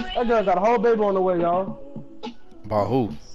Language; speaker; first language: English; native; English